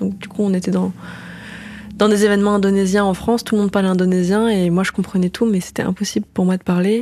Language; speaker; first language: French; early bilingual, other home language; Indonesian